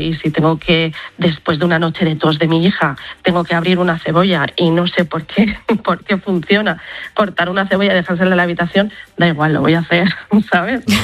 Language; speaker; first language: Spanish; native; Spanish